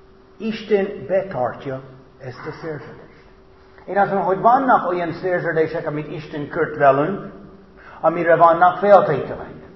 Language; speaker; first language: Hungarian; non-native, fluent; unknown